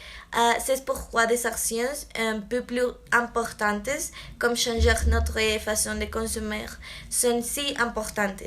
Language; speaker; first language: French; non-native, learner; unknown